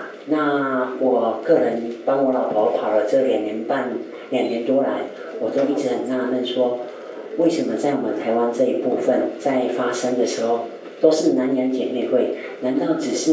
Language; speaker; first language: Chinese; native; Chinese